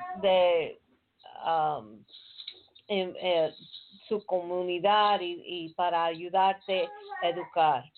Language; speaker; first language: Spanish; non-native, learner; English